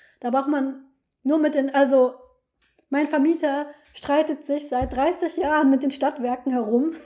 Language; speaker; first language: German; native; German